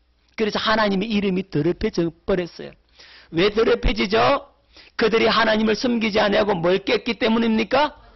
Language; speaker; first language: Korean; native; Korean